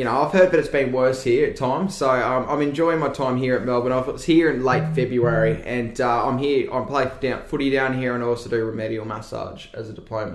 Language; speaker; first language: English; native; English